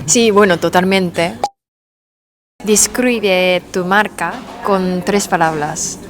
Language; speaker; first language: Spanish; non-native, learner; Japanese